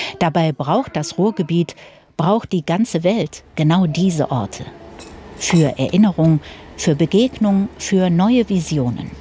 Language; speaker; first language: German; native; German